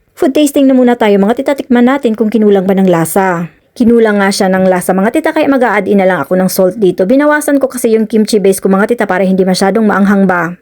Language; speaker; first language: Filipino; non-native, local second language; Cebuano